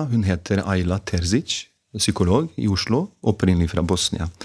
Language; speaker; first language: Norwegian; non-native, fluent; Bosnian